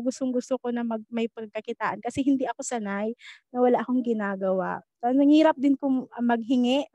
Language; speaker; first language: Filipino; non-native, local second language; Bikol